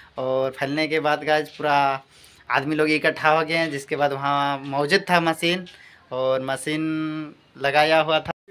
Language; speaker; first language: Hindi; native; Hindi